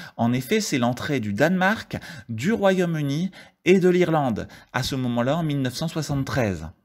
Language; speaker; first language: French; native; French